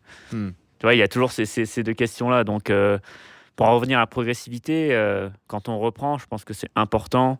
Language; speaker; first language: French; native; French